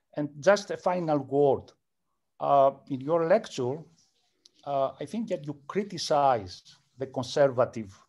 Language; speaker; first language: English; non-native, fluent; Greek